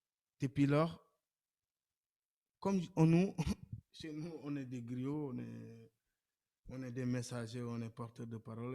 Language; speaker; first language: French; non-native, local second language; Wolof